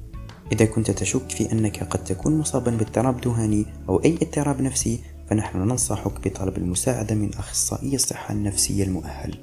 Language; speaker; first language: Arabic; native; Arabic